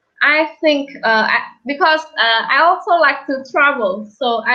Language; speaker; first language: English; non-native, learner; Vietnamese